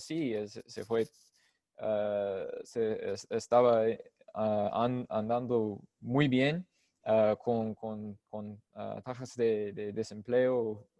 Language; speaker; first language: Spanish; non-native, fluent; English